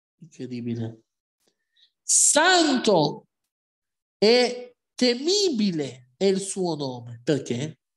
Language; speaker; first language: Italian; non-native, fluent; Hebrew